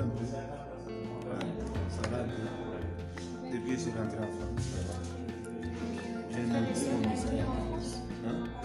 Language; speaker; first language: French; non-native, learner; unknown